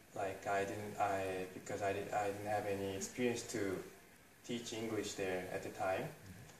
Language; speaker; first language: English; non-native, fluent; Korean